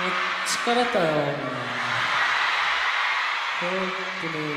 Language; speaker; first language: Japanese; non-native, learner; Korean